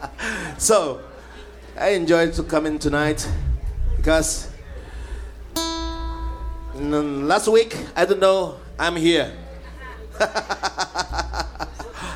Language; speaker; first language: English; non-native, learner; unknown